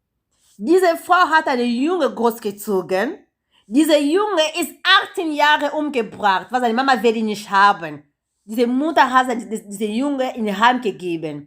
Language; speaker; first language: German; non-native, learner; Lingala